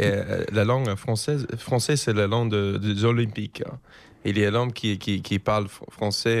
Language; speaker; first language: French; non-native, learner; English